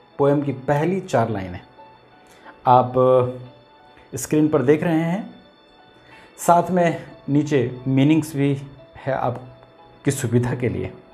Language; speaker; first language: Hindi; native; Hindi